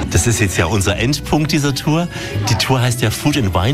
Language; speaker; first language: German; native; German